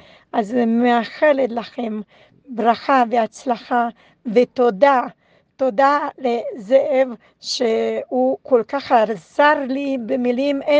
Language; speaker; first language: Hebrew; non-native, fluent; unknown